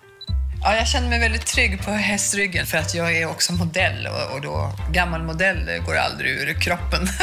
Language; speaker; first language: Swedish; native; Swedish